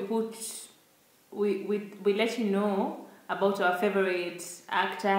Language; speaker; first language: English; non-native, local second language; Swahili